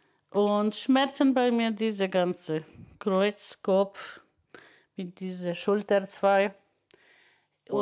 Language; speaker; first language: German; non-native, learner; Polish